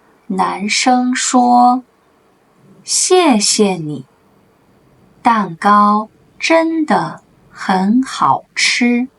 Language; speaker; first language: Chinese; native; Chinese